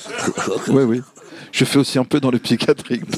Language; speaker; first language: French; native; French